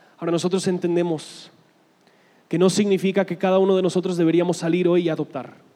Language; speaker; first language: Spanish; non-native, fluent; English